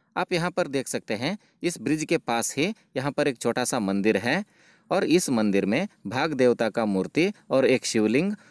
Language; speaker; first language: Hindi; non-native, local second language; Kannada